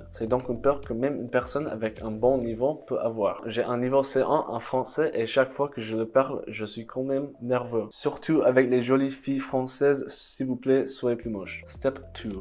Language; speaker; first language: French; non-native, fluent; English